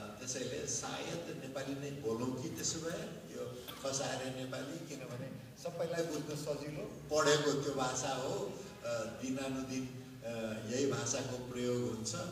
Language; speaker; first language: Nepali; non-native, local second language; Maithili